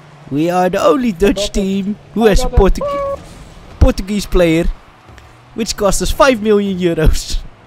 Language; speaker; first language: English; non-native, learner; Dutch